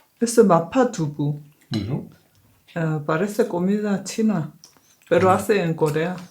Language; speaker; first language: Spanish; non-native, learner; Korean